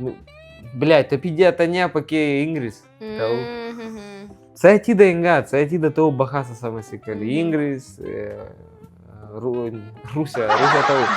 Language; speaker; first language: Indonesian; non-native, learner; Russian